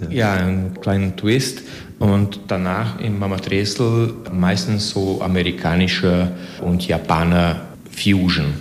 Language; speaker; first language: German; non-native, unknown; Hungarian